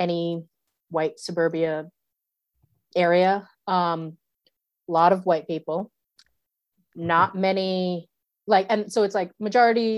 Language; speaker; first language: English; native; English